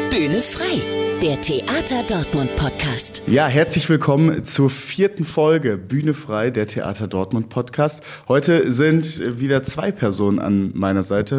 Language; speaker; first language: German; native; German